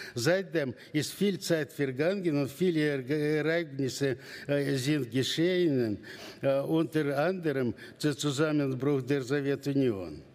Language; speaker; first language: German; non-native, learner; Russian